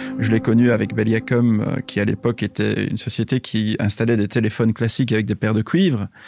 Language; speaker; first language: French; native; French